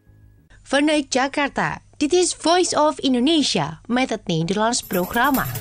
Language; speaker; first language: Dutch; non-native, fluent; Indonesian